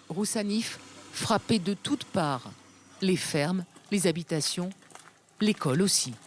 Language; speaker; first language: French; native; French